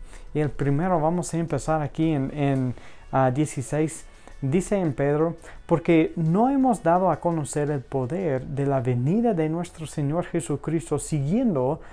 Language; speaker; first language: Spanish; non-native, fluent; English